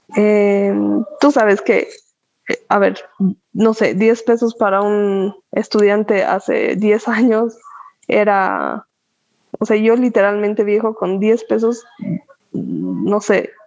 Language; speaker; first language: Spanish; native; Spanish